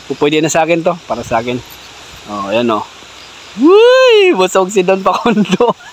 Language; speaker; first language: Filipino; non-native, local second language; Cebuano